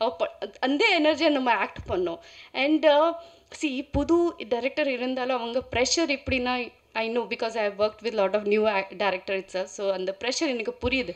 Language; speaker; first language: Tamil; non-native, learner; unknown